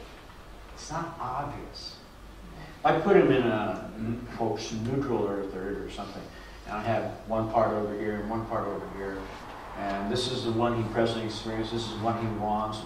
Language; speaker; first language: English; native; English